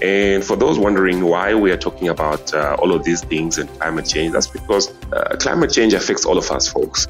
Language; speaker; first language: English; non-native, local second language; Nyanja